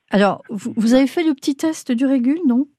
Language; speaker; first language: French; native; French